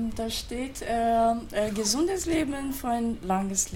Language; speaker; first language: German; non-native, fluent; Japanese